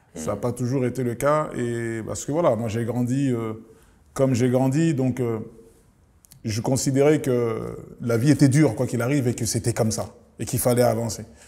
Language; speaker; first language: French; early bilingual, other home language; Lingala